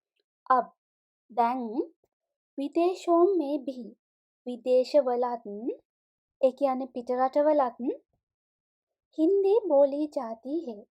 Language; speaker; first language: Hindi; non-native, fluent; Sinhala